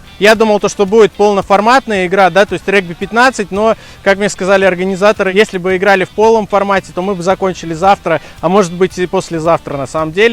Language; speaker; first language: Russian; native; Russian